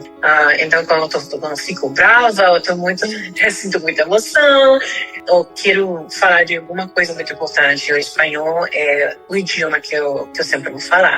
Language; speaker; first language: Portuguese; non-native, fluent; Spanish